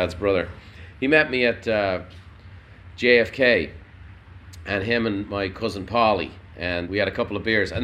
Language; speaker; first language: English; native; English